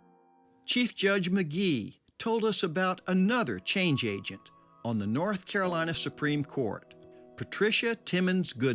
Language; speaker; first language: English; native; English